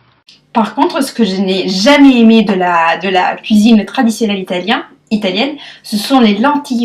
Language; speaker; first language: French; non-native, learner; Italian